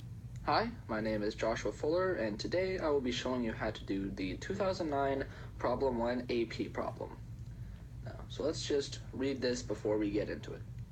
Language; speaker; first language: English; native; English